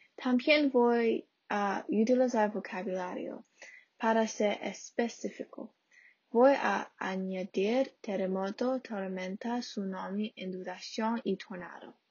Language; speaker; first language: Spanish; non-native, learner; English